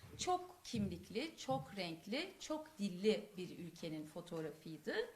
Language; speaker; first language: Turkish; non-native, local second language; Kurdish